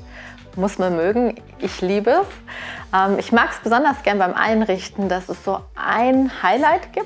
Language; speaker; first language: German; native; German